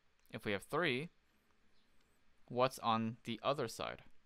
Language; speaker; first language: English; native; English